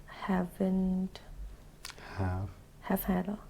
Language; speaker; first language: English; non-native, learner; Thai